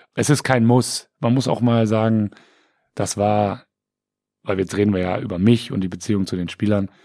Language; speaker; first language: German; native; German